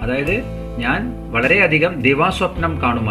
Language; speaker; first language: Malayalam; native; Malayalam